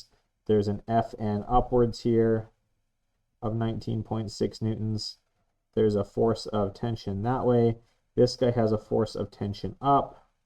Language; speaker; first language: English; native; English